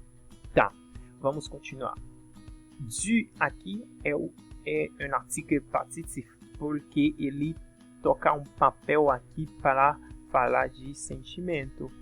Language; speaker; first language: Portuguese; non-native, fluent; French